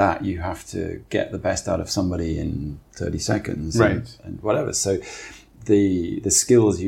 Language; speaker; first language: English; native; English